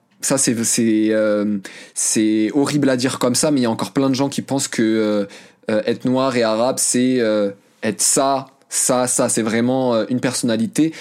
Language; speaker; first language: French; early bilingual, other home language; Arabic